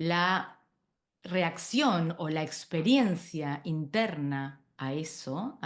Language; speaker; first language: Spanish; native; Spanish